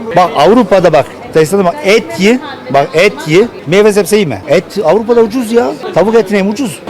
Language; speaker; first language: Turkish; early bilingual, heritage; Turkish